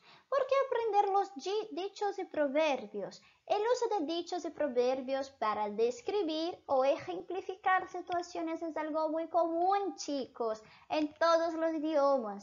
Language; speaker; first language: Spanish; non-native, fluent; Portuguese